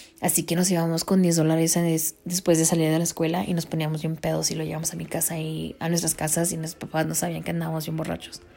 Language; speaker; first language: Spanish; early bilingual, heritage; Spanish